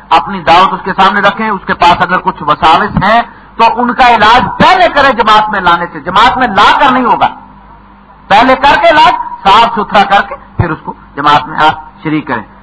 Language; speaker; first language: Urdu; non-native, local second language; Punjabi